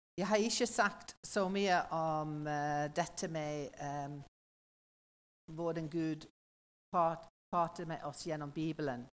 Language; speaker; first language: Norwegian; non-native, learner; English